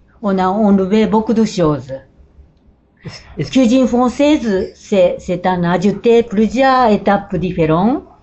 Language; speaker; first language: French; non-native, learner; Japanese